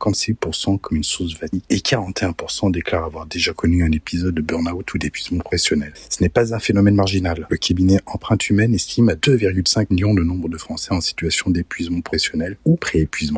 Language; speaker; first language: French; native; French